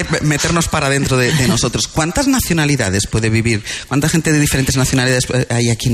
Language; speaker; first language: Spanish; native; Spanish